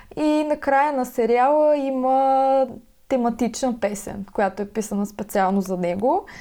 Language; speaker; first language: Bulgarian; native; Bulgarian